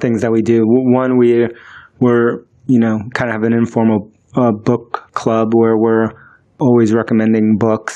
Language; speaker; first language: English; early bilingual, other home language; Spanish